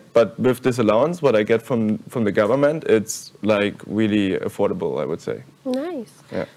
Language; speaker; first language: English; non-native, fluent; German